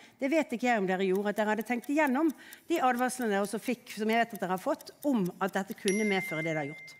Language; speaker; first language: Norwegian; native; Norwegian